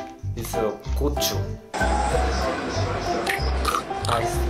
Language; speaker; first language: English; non-native, fluent; Korean